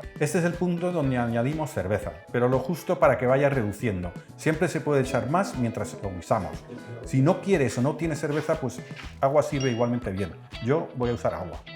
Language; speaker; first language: Spanish; non-native, fluent; Dutch